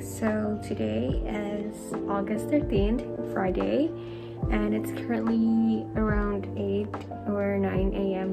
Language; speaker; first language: English; non-native, fluent; Indonesian